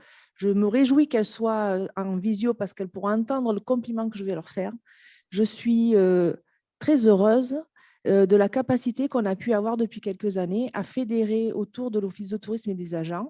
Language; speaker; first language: French; native; French